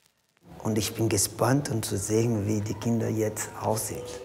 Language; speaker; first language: German; non-native, learner; Portuguese